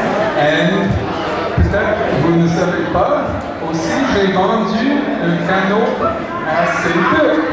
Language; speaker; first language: French; non-native, fluent; English